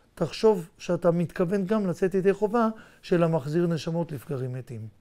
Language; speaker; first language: Hebrew; native; Hebrew